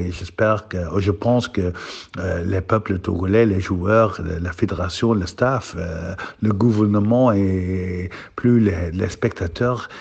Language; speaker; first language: French; non-native, fluent; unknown